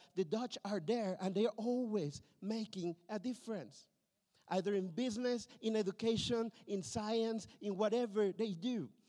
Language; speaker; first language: English; non-native, fluent; Spanish